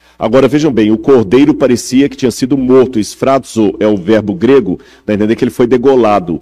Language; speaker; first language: Portuguese; native; Portuguese